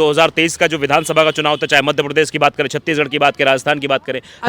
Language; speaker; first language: Hindi; native; Hindi